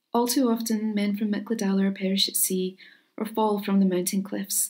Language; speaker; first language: English; native; English